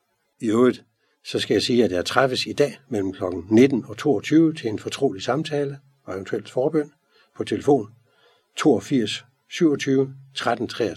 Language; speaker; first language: Danish; native; Danish